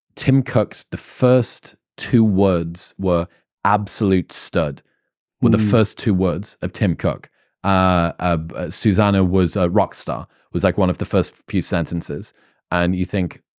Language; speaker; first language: English; native; English